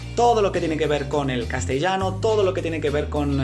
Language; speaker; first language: Spanish; non-native, fluent; Greek